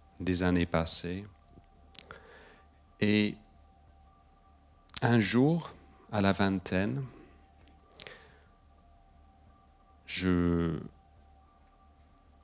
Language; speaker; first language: French; non-native, fluent; English